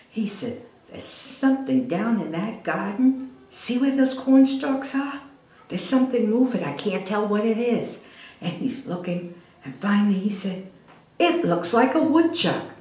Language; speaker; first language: English; native; English